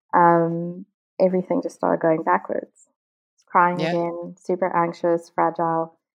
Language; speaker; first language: English; native; English